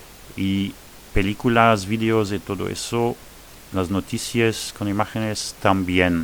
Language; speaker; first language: Spanish; non-native, fluent; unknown